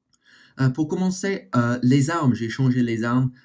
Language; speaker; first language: French; non-native, fluent; English